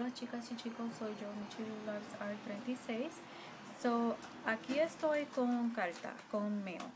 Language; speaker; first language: Spanish; early bilingual, heritage; Spanish